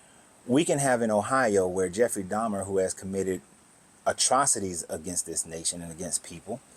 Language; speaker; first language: English; native; English